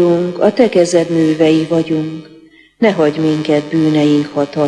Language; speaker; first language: Hungarian; native; Hungarian